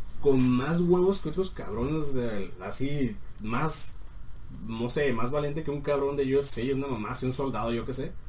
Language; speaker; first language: Spanish; native; Spanish